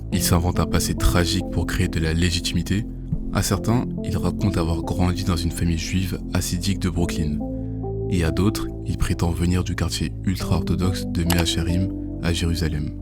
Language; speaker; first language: French; native; French